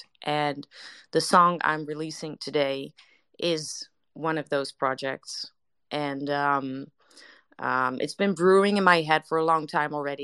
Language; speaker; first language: English; non-native, fluent; Dutch